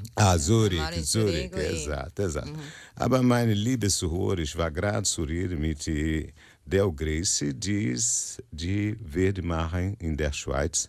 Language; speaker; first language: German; non-native, learner; Portuguese